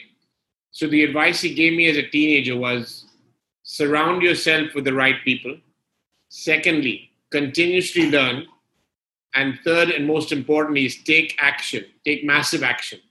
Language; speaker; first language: English; native; English